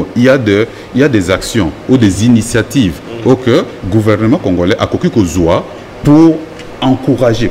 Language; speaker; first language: French; non-native, local second language; Lingala